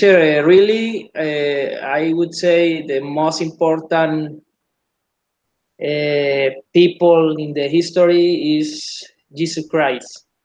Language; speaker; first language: English; non-native, learner; Spanish